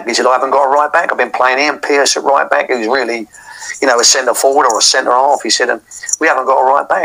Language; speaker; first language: English; native; English